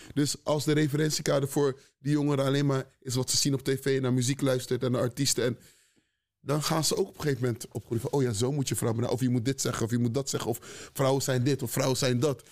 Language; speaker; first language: Dutch; early bilingual, other home language; Akan